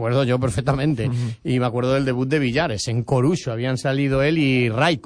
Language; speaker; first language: Spanish; native; Spanish